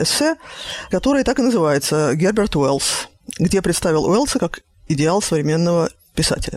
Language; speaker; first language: Russian; native; Russian